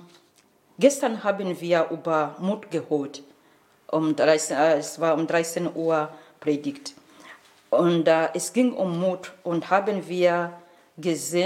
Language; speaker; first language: German; non-native, fluent; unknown